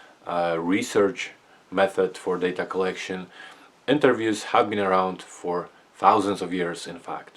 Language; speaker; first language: English; non-native, fluent; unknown